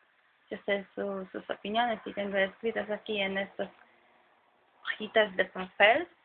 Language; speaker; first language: Spanish; non-native, fluent; Polish